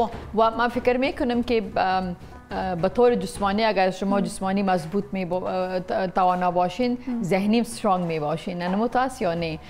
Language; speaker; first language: Persian; non-native, fluent; Pashto